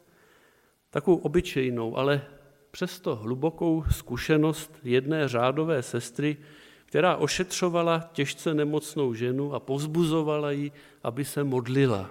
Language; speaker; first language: Czech; native; Czech